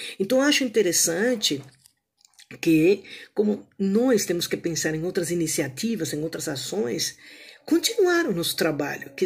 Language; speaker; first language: Portuguese; native; Portuguese